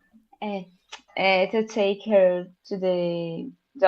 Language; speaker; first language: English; non-native, learner; Portuguese